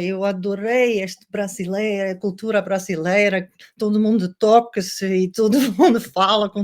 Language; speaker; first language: Portuguese; non-native, learner; Dutch